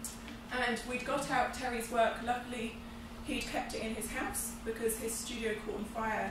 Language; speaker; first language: English; native; English